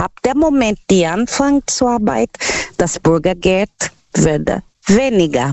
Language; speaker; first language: German; non-native, learner; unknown